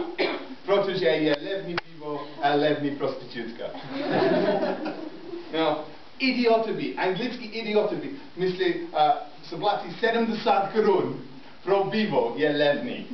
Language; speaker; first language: Czech; non-native, learner; English